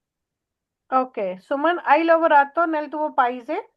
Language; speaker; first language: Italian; non-native, fluent; Urdu